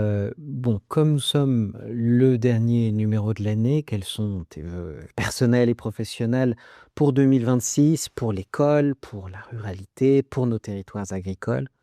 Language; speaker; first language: French; native; French